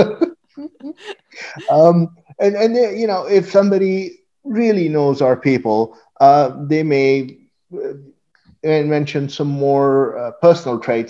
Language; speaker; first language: English; non-native, local second language; Urdu